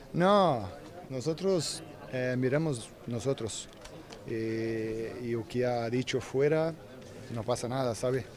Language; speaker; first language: Spanish; non-native, fluent; Portuguese